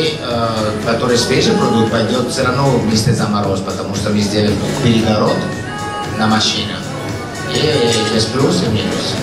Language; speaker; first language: Russian; non-native, learner; Italian